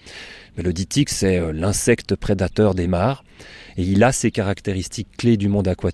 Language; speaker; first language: French; native; French